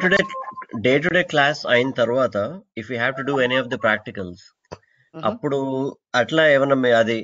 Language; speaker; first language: Telugu; native; Telugu